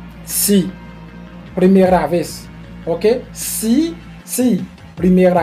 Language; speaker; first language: Spanish; non-native, learner; Haitian Creole